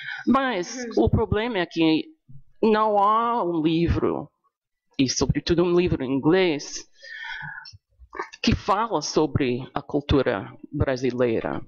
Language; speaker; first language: Portuguese; non-native, fluent; English